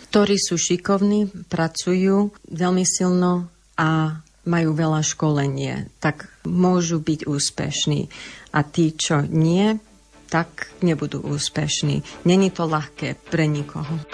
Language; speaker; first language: Slovak; early bilingual, heritage; English